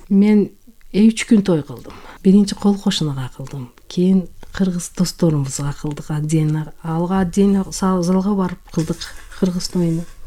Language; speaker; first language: Kyrgyz; non-native, local second language; Turkish